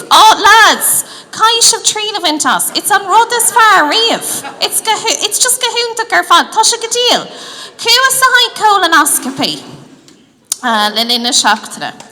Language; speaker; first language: Irish; native; Irish